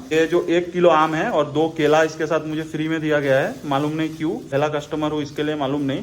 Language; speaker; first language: Hindi; non-native, local second language; Bangla